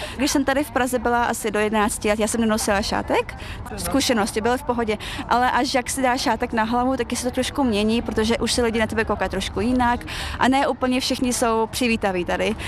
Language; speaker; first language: Czech; early bilingual, other home language; Chechen